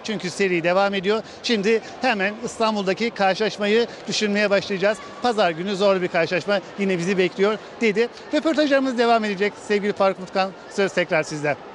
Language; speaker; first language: Turkish; native; Turkish